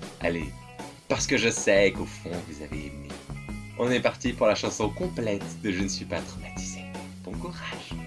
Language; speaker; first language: French; native; French